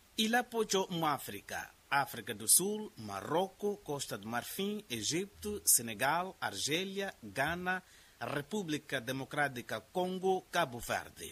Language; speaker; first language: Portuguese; non-native, local second language; Makhuwa